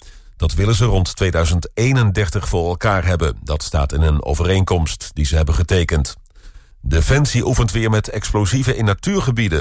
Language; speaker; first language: Dutch; native; Dutch